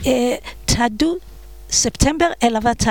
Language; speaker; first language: Danish; non-native, fluent; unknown